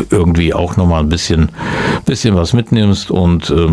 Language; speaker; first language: German; native; German